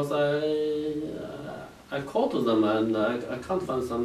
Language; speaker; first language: English; non-native, learner; Chinese